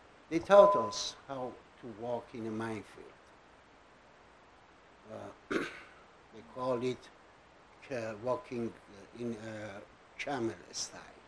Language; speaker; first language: English; non-native, fluent; Persian